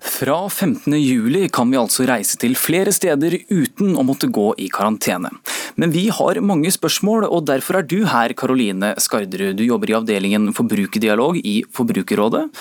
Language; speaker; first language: Norwegian; native; Norwegian